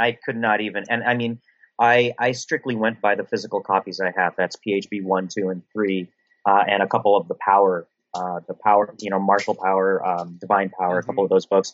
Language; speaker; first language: English; non-native, local second language; Filipino